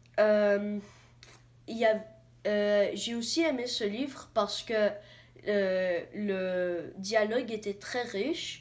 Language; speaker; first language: French; non-native, learner; English